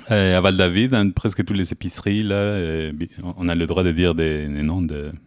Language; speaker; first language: French; non-native, fluent; Spanish